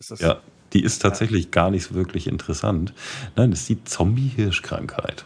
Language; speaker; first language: German; native; German